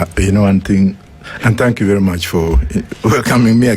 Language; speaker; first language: English; non-native, local second language; Luyia